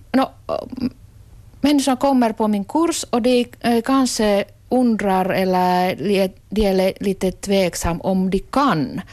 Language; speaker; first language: Swedish; non-native, local second language; Finnish